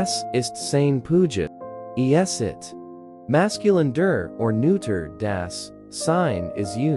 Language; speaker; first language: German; non-native, learner; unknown